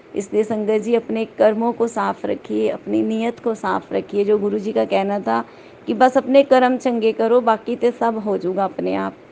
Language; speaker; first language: Hindi; native; Hindi